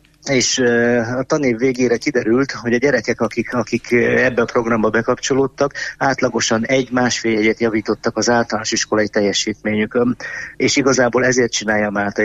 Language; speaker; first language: Hungarian; native; Hungarian